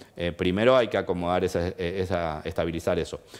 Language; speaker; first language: Spanish; native; Spanish